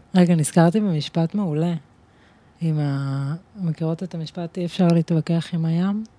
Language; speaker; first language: Hebrew; native; Hebrew